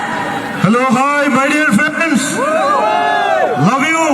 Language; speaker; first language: Hindi; non-native, local second language; Malayalam